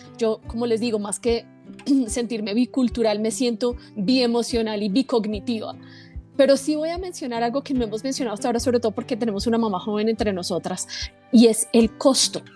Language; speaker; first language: Spanish; early bilingual, other home language; English